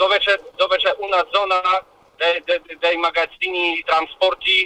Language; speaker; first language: Italian; non-native, learner; Ukrainian